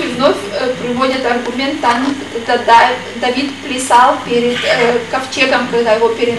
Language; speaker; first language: Russian; native; Russian